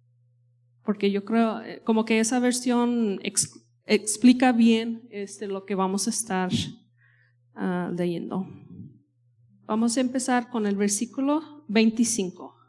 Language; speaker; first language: Spanish; non-native, fluent; English